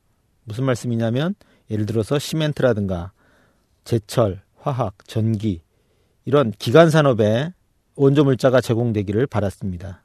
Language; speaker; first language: Korean; native; Korean